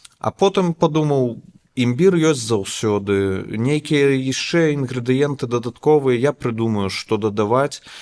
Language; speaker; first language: Belarusian; native; Belarusian